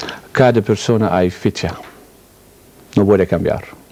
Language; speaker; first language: Spanish; non-native, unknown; Arabic